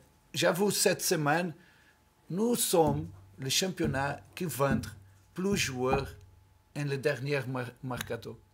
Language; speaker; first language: French; non-native, learner; Portuguese